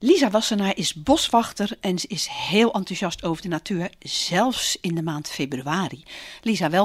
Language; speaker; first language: Dutch; native; Dutch